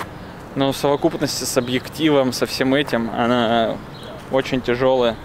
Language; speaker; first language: Russian; native; Russian